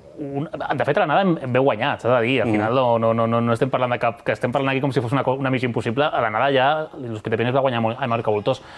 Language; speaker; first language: Catalan; native; Catalan